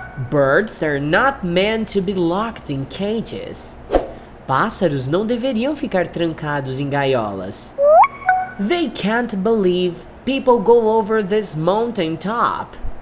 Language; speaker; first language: English; non-native, fluent; Portuguese